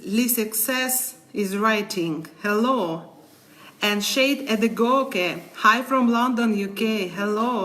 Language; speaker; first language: English; non-native, learner; Ukrainian